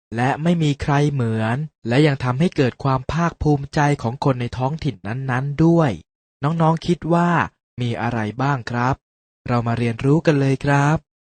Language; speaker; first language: Thai; native; Thai